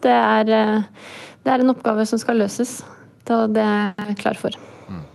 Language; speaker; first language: Norwegian; native; Norwegian